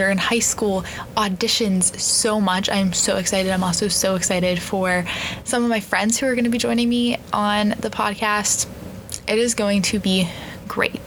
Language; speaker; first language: English; native; English